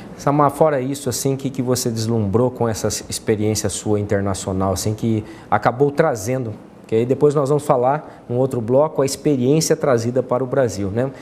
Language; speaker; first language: Portuguese; native; Portuguese